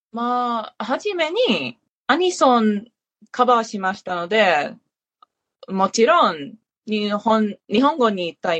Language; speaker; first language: Japanese; non-native, learner; English